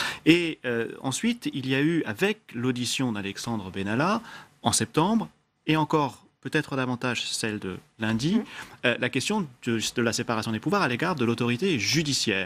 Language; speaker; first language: French; native; French